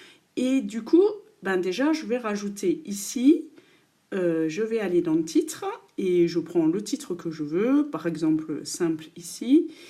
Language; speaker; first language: French; native; French